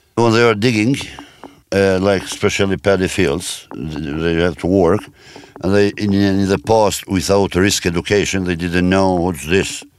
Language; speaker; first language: English; non-native, learner; Albanian